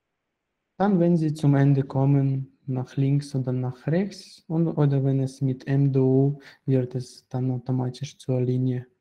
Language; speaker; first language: German; non-native, fluent; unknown